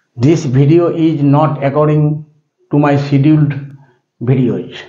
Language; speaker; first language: English; non-native, local second language; Bangla